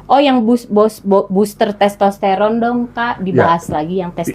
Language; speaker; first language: Indonesian; native; Indonesian